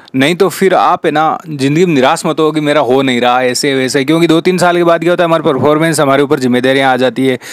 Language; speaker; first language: Hindi; native; Hindi